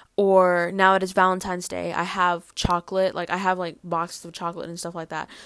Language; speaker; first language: English; early bilingual, other home language; Spanish